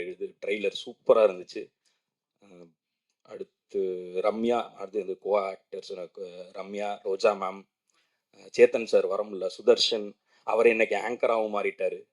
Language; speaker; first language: Tamil; native; Tamil